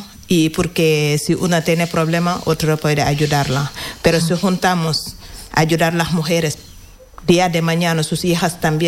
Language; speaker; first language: Spanish; non-native, learner; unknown